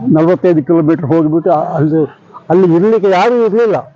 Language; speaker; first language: Kannada; native; Kannada